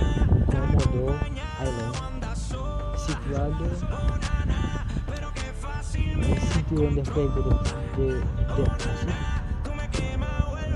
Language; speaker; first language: Spanish; non-native, learner; Indonesian